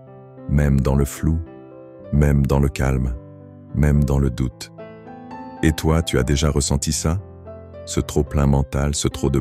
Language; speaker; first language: French; native; French